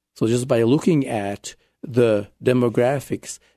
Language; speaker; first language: English; non-native, fluent; Czech